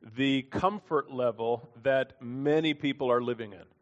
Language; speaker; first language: English; native; English